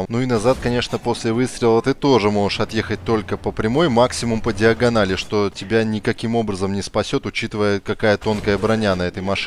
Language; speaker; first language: Russian; native; Russian